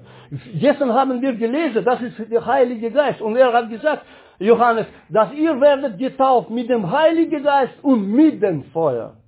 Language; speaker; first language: German; non-native, learner; Russian